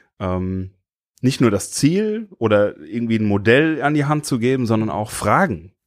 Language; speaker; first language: German; native; German